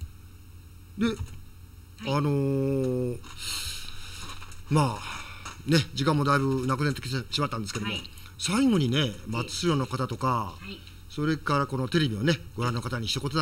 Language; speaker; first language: Japanese; native; Japanese